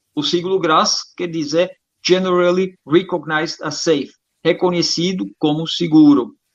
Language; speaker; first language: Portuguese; non-native, fluent; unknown